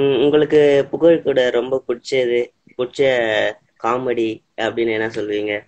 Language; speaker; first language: Tamil; native; Tamil